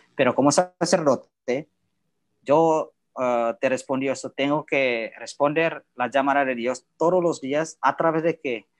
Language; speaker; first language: Spanish; non-native, fluent; Indonesian